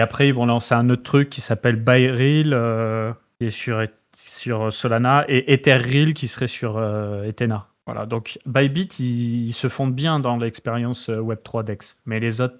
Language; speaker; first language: French; native; French